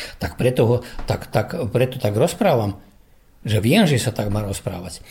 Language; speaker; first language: Slovak; early bilingual, heritage; Slovak